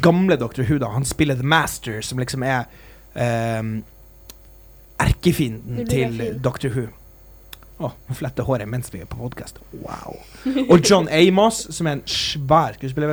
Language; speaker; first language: Norwegian; native; Norwegian